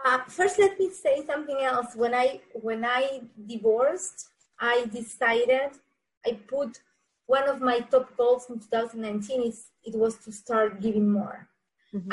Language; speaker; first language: English; non-native, fluent; Spanish